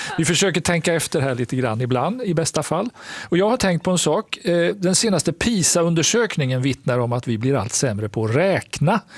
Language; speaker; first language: Swedish; native; Swedish